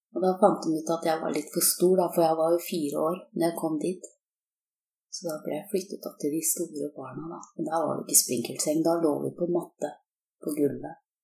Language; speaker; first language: Norwegian; early bilingual, other home language; Korean